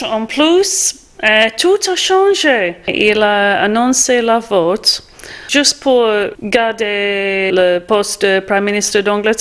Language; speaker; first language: French; non-native, fluent; English